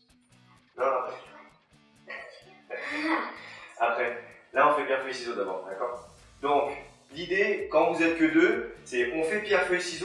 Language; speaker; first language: French; native; French